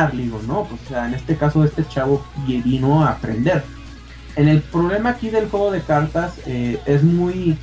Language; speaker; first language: Spanish; native; Spanish